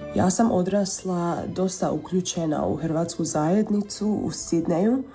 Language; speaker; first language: Croatian; early bilingual, heritage; Croatian